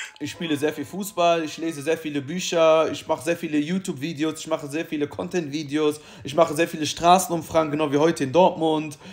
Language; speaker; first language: German; early bilingual, other home language; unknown